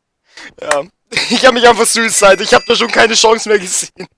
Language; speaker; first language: German; native; German